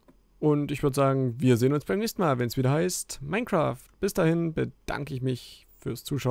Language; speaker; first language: German; native; German